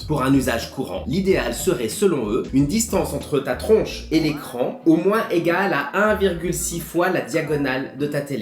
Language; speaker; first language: French; native; French